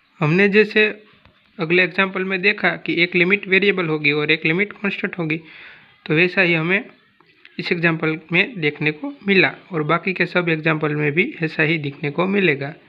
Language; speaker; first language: Hindi; non-native, local second language; Gujarati